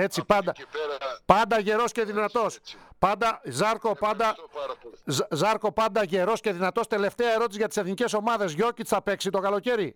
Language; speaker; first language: Greek; native; Greek